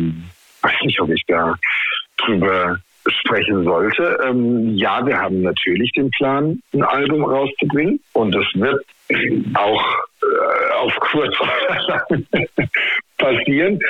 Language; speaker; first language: German; native; German